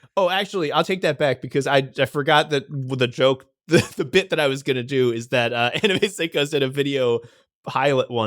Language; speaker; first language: English; native; English